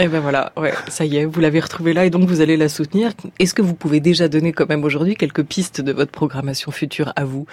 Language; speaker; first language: French; native; French